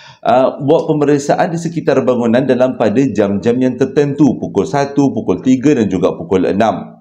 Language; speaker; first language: Malay; native; Malay